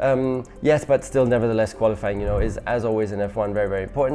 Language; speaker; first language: English; non-native, fluent; German